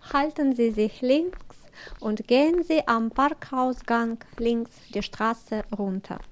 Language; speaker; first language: German; non-native, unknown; Russian